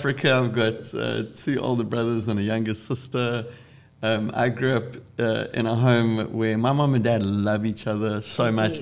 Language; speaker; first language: English; native; English